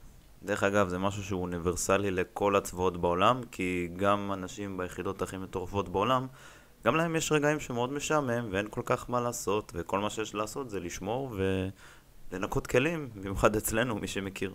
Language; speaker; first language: Hebrew; native; Hebrew